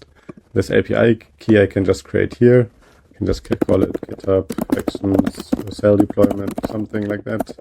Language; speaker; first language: English; non-native, fluent; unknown